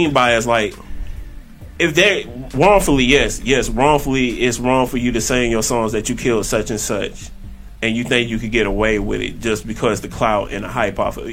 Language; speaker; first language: English; native; English